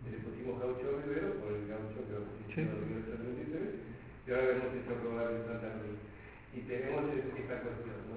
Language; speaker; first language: Spanish; native; Spanish